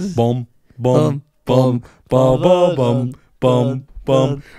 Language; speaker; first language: German; native; German